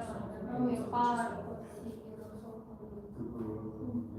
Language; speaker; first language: Italian; non-native, learner; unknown